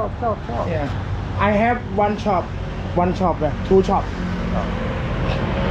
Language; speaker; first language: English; non-native, learner; Thai